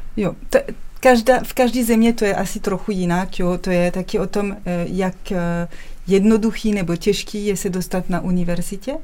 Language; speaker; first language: Czech; non-native, fluent; French